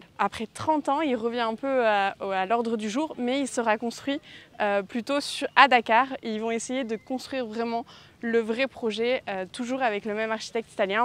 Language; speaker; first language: French; native; French